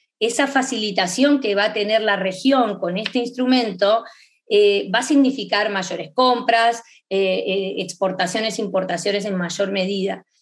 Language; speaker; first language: Spanish; native; Spanish